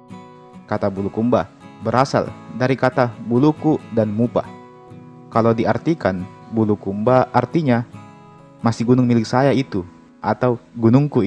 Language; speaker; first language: Indonesian; native; Indonesian